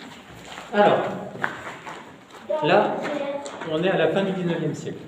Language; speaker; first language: French; native; French